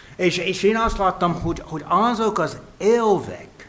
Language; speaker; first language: Hungarian; non-native, fluent; English